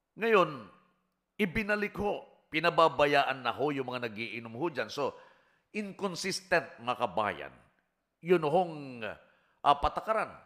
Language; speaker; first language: Filipino; native; Filipino